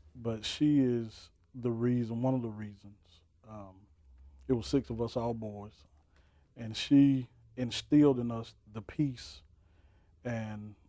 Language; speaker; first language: English; native; English